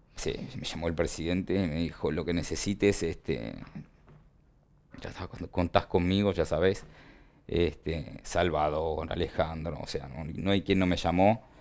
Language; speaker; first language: Spanish; native; Spanish